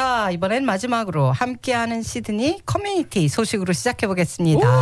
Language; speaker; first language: Korean; native; Korean